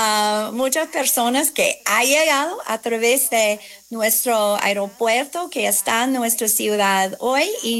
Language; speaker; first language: Spanish; non-native, fluent; English